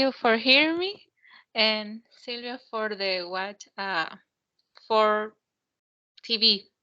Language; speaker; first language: English; non-native, learner; Spanish